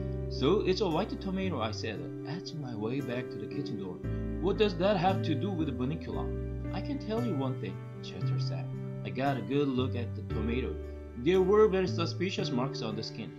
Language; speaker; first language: English; non-native, fluent; Korean